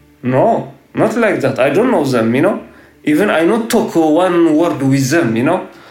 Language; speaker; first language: English; non-native, learner; Tigrinya